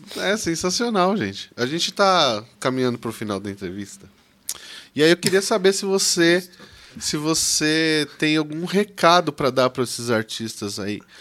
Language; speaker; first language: Portuguese; native; Portuguese